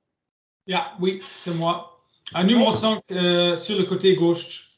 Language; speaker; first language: French; non-native, learner; English